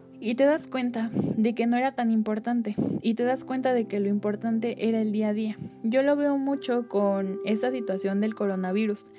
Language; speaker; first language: Spanish; native; Spanish